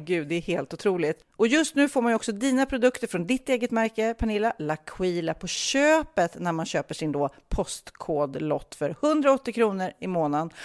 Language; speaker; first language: Swedish; native; Swedish